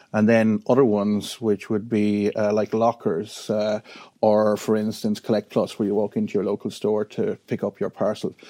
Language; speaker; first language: English; native; English